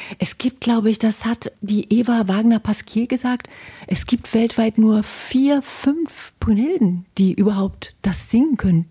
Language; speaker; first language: German; native; German